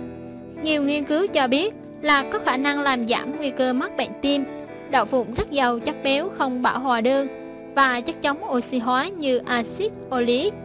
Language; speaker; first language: Vietnamese; native; Vietnamese